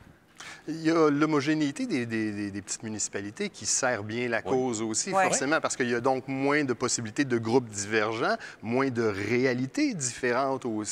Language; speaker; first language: French; native; French